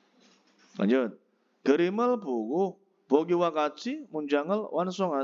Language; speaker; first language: Korean; non-native, fluent; Indonesian